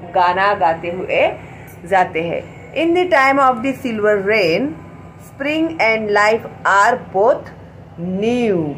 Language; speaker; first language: Hindi; non-native, local second language; Marathi